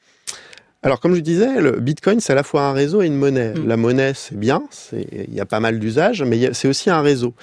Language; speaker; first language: French; native; French